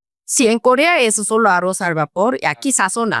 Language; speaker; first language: Spanish; non-native, fluent; Korean